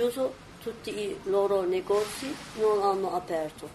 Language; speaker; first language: Italian; non-native, learner; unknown